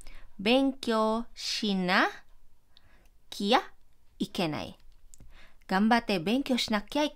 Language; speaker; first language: Japanese; non-native, fluent; Filipino